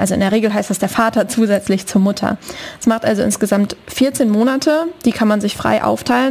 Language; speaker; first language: German; native; German